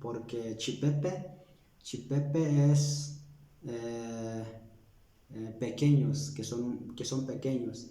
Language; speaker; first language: Spanish; non-native, local second language; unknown